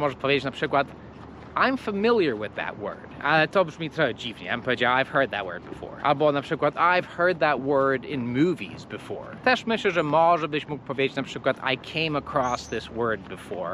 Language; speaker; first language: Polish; non-native, fluent; English